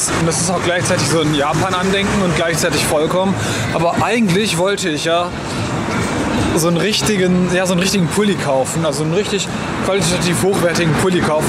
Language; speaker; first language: German; native; German